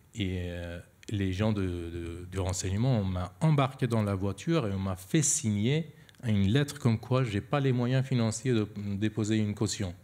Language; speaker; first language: French; non-native, fluent; Persian